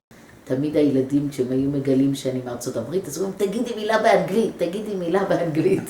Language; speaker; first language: Hebrew; early bilingual, other home language; English